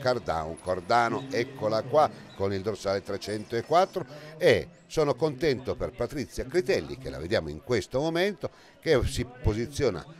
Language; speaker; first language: Italian; native; Italian